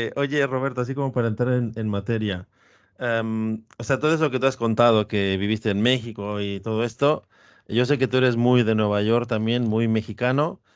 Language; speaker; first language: Spanish; native; Spanish